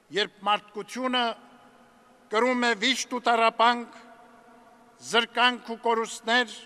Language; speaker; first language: Armenian; native; Armenian